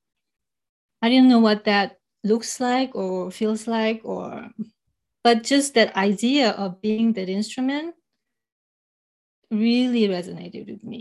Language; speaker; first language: English; non-native, fluent; Korean